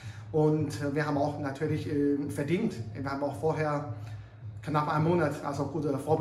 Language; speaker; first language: German; non-native, learner; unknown